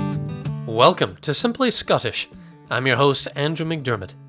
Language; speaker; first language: English; native; English